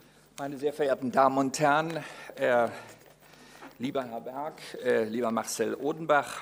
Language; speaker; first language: German; native; German